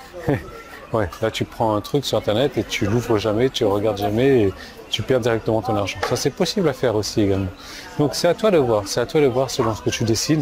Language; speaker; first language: French; native; French